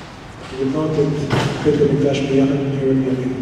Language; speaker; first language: Hebrew; non-native, fluent; English